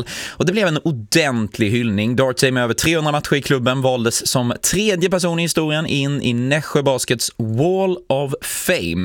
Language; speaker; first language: Swedish; native; Swedish